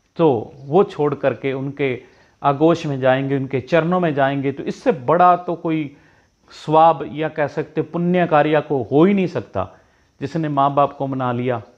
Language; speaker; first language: Hindi; non-native, local second language; Punjabi